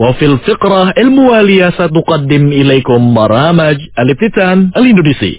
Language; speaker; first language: Arabic; non-native, fluent; Indonesian